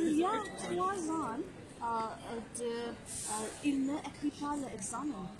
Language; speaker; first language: French; non-native, learner; English